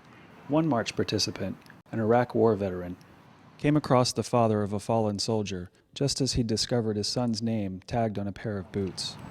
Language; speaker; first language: English; native; English